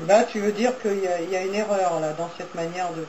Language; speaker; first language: French; native; French